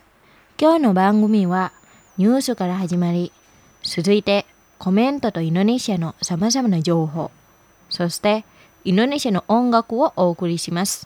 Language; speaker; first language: Japanese; non-native, fluent; Indonesian